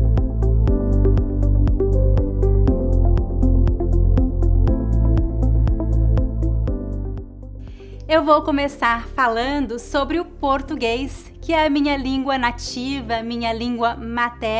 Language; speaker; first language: English; non-native, fluent; Portuguese